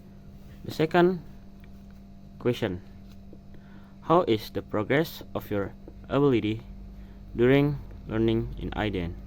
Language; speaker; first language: English; non-native, local second language; Indonesian